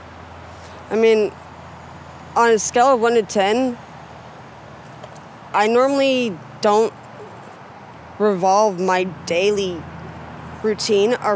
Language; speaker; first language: English; native; English